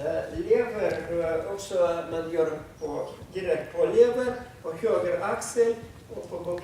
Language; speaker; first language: Swedish; non-native, fluent; Russian